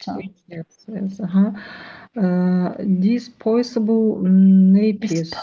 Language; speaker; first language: English; non-native, learner; Russian